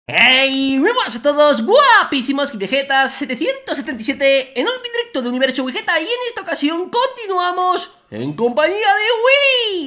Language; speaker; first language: Spanish; native; Spanish